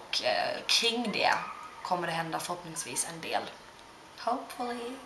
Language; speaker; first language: Swedish; early bilingual, other home language; Turkish